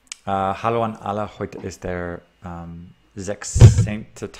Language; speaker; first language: German; non-native, learner; English